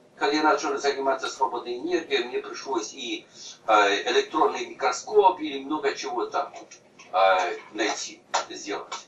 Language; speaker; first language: Russian; native; Russian